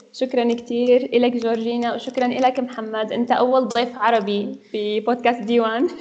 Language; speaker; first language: Arabic; native; Arabic